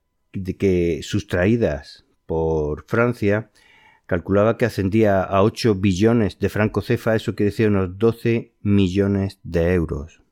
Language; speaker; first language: Spanish; native; Spanish